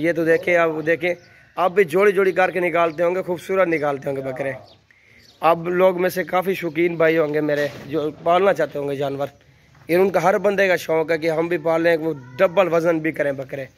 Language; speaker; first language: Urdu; non-native, local second language; Saraiki